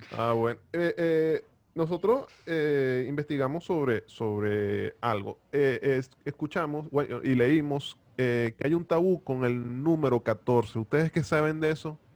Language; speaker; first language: Spanish; native; Spanish